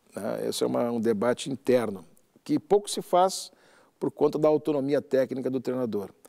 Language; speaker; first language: Portuguese; native; Portuguese